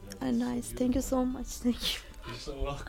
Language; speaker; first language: English; non-native, learner; Persian